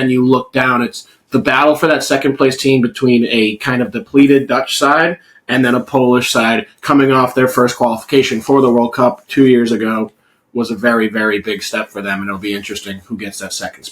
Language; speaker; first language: English; native; English